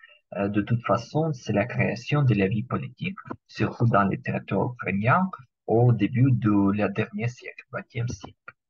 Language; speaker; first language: French; non-native, learner; Ukrainian